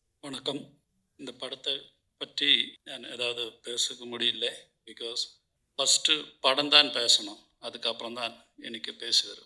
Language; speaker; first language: Tamil; non-native, learner; Malayalam